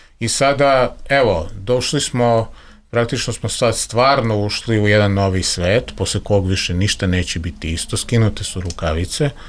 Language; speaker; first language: Serbian; native; Serbian